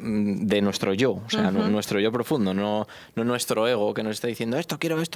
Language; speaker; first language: Spanish; native; Spanish